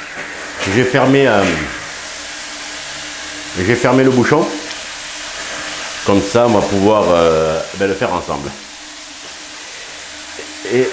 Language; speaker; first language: French; native; French